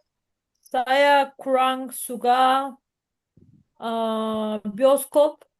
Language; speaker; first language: Indonesian; non-native, learner; Turkish